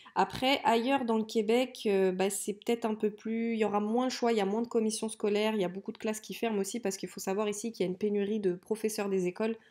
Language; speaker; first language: French; native; French